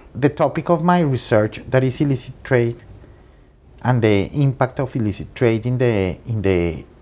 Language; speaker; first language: English; non-native, fluent; Spanish